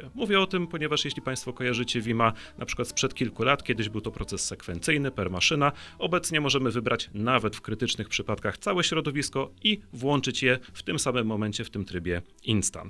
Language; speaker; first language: Polish; native; Polish